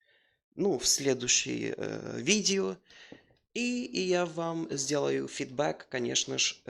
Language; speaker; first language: Russian; early bilingual, heritage; Russian